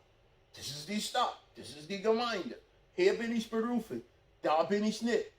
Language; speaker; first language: German; non-native, fluent; English